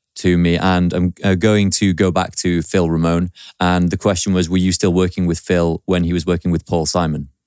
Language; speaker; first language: English; native; English